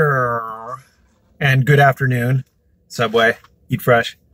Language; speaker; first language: English; native; English